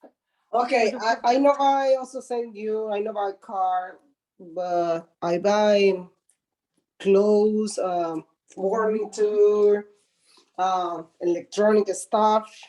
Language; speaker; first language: English; non-native, learner; Spanish